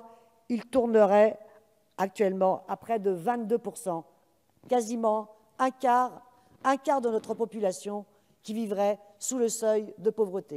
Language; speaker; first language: French; native; French